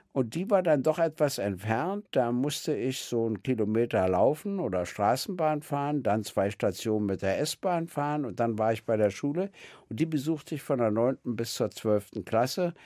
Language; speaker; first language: German; native; German